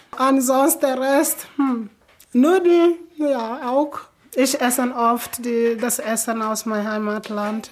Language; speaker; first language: German; non-native, learner; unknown